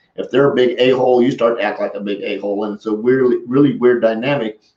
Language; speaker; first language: English; native; English